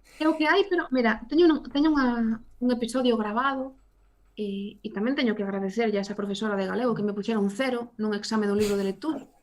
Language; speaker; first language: Galician; non-native, local second language; Spanish